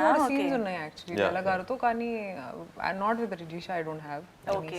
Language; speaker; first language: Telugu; non-native, local second language; Hindi